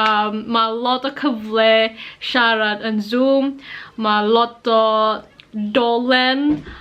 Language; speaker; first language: Welsh; non-native, learner; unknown